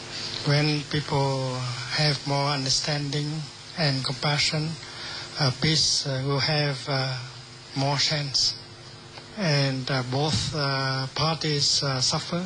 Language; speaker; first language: English; non-native, fluent; Vietnamese